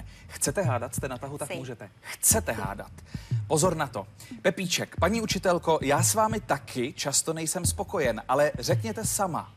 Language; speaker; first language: Czech; native; Czech